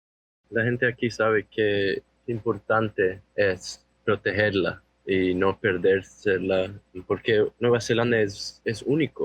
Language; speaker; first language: Spanish; non-native, fluent; English